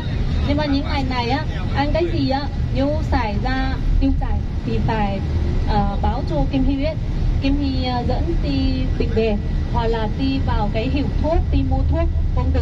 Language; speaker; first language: Vietnamese; non-native, fluent; Chinese